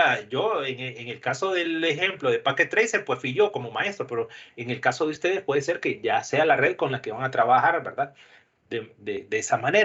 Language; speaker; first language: Spanish; native; Spanish